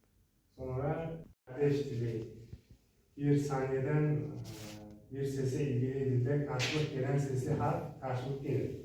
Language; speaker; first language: Turkish; non-native, learner; Uzbek